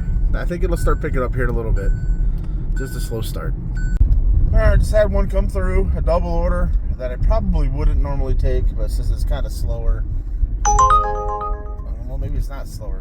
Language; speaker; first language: English; native; English